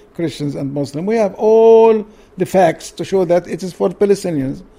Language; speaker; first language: English; non-native, learner; Arabic